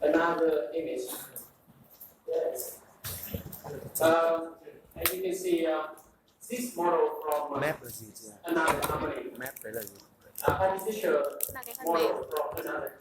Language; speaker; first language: English; non-native, fluent; Vietnamese